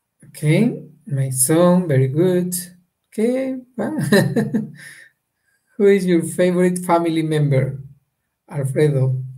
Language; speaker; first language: English; non-native, fluent; Spanish